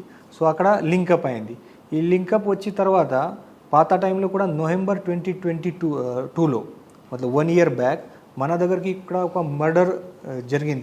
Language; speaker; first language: Telugu; non-native, fluent; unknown